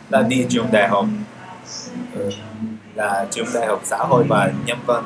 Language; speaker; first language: Vietnamese; non-native, fluent; Japanese